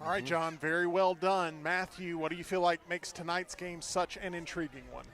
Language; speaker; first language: English; native; English